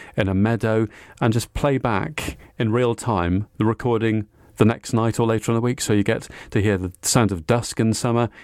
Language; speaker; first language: English; native; English